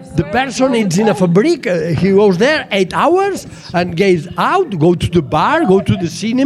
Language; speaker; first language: English; non-native, learner; Catalan